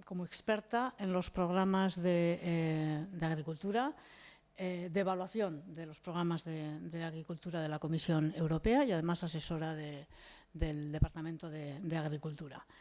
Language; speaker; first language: Spanish; native; Spanish